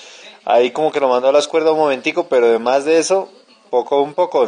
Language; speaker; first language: Spanish; native; Spanish